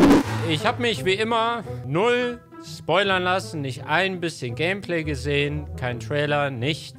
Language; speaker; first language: German; native; German